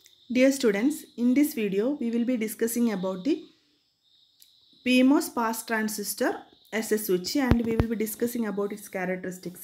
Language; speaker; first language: English; non-native, local second language; Malayalam